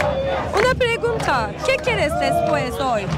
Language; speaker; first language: Spanish; non-native, learner; Turkish